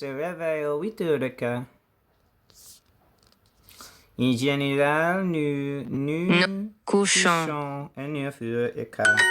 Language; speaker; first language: French; non-native, learner; English